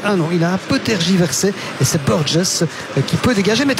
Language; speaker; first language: French; native; French